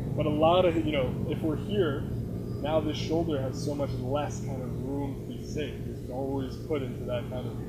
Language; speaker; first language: English; native; English